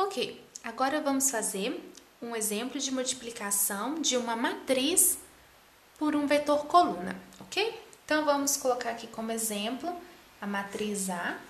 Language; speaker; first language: Portuguese; native; Portuguese